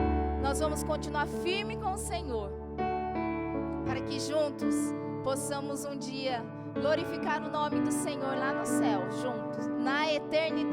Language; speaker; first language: Portuguese; native; Portuguese